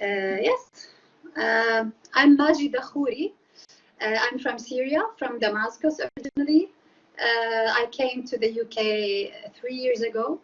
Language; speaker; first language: English; non-native, fluent; Arabic